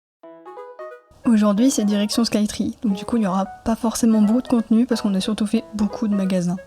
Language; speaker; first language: French; native; French